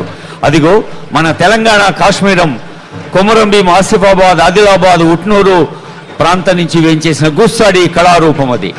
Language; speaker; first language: Telugu; native; Telugu